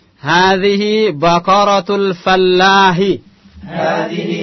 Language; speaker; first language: Arabic; non-native, fluent; Indonesian